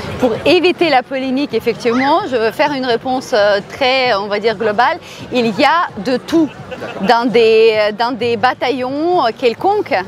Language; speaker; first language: French; non-native, fluent; Ukrainian